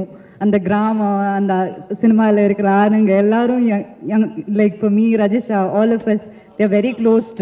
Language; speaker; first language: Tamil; non-native, fluent; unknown